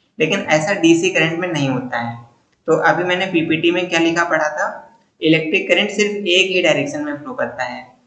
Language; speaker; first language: Hindi; native; Hindi